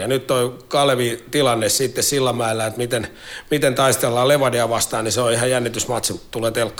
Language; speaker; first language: Finnish; native; Finnish